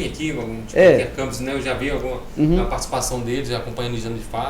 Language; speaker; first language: Portuguese; native; Portuguese